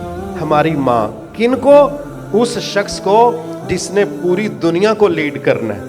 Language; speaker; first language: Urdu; non-native, local second language; Punjabi